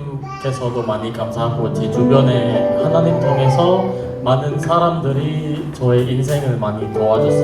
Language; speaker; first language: Korean; non-native, fluent; Indonesian